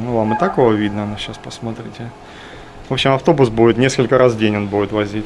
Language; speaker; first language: Russian; native; Russian